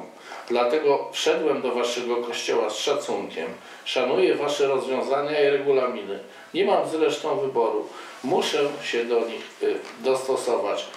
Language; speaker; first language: Polish; native; Polish